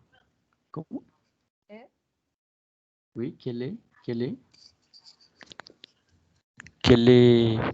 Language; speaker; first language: French; non-native, fluent; Spanish